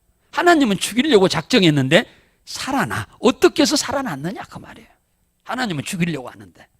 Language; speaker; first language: Korean; native; Korean